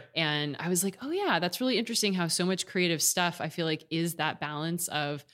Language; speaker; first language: English; native; English